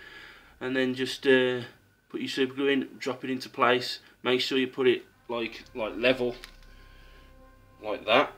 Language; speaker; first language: English; native; English